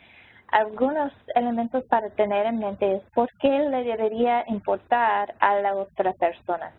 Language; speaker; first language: Spanish; non-native, local second language; English